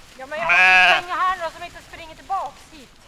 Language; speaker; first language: Swedish; native; Swedish